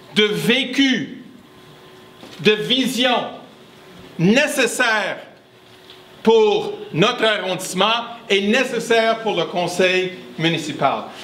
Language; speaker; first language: French; non-native, fluent; English